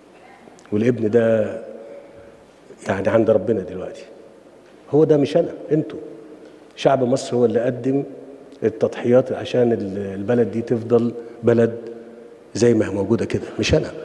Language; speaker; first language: Arabic; native; Arabic